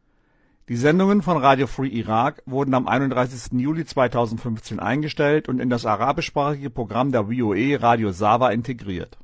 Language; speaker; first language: German; native; German